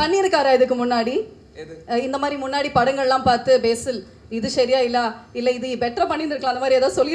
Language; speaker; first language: Tamil; native; Tamil